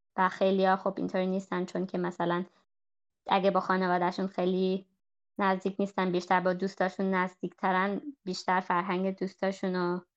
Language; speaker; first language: Persian; early bilingual, heritage; Persian